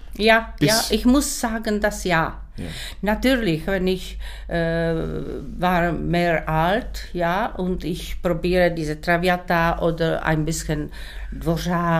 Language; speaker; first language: German; non-native, learner; Czech